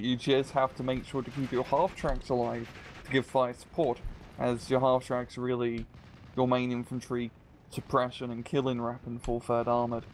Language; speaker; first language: English; native; English